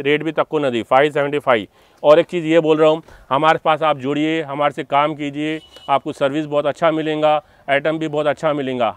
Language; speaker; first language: Hindi; non-native, local second language; Telugu